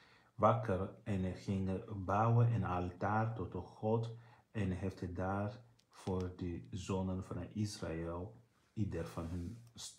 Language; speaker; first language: Dutch; non-native, fluent; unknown